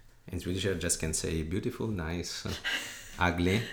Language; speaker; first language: English; non-native, fluent; Italian